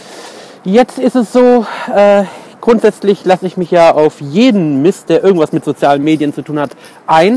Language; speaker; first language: German; native; German